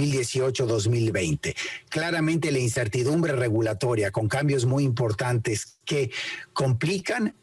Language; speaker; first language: Spanish; native; Spanish